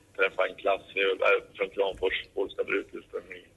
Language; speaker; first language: Swedish; native; Swedish